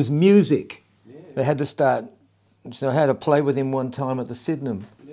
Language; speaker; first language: English; native; English